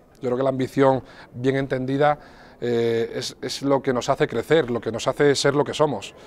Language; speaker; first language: Spanish; native; Spanish